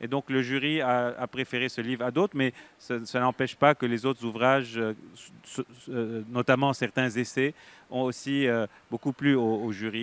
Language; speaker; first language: French; native; French